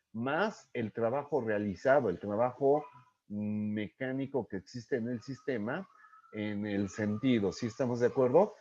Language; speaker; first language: Spanish; native; Spanish